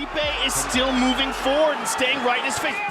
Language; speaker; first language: English; native; English